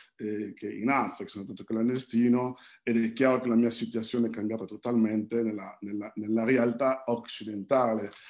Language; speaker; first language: Italian; non-native, fluent; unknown